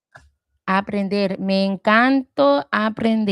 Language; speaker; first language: Spanish; non-native, learner; English